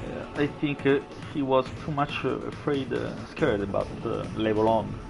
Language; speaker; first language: English; non-native, learner; Italian